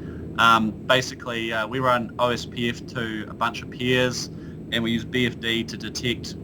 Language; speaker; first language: English; native; English